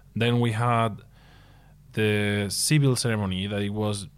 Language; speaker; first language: English; non-native, fluent; Spanish